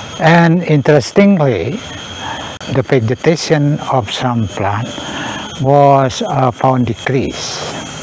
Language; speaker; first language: English; non-native, learner; Indonesian